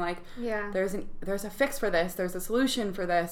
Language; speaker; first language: English; native; English